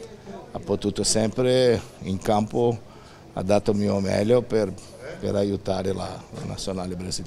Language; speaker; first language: Italian; non-native, fluent; Portuguese